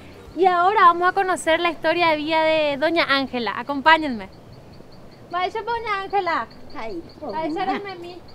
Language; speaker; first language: Spanish; native; Spanish